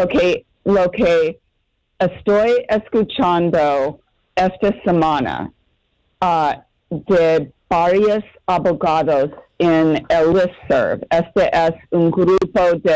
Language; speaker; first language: Spanish; non-native, learner; English